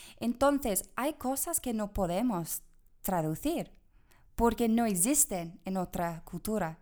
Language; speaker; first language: Spanish; non-native, fluent; English